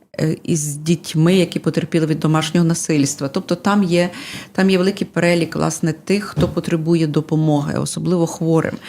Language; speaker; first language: Ukrainian; native; Ukrainian